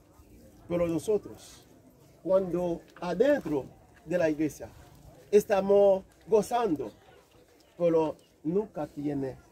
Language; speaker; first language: Spanish; non-native, learner; Haitian Creole